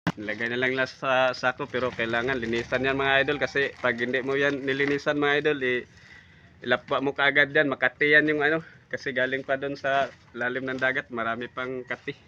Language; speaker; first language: Filipino; native; Filipino